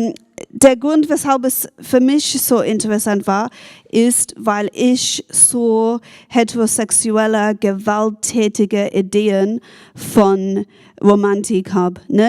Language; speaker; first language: German; non-native, fluent; English